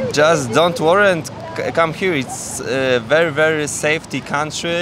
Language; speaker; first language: English; non-native, learner; Polish